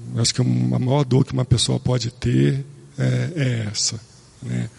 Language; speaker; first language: Portuguese; native; Portuguese